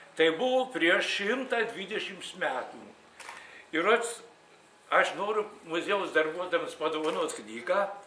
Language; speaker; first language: Lithuanian; native; Lithuanian